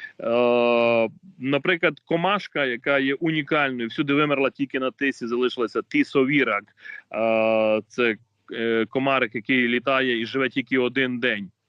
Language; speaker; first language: Ukrainian; native; Ukrainian